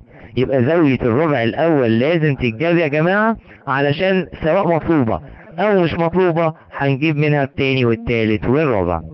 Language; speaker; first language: Arabic; native; Arabic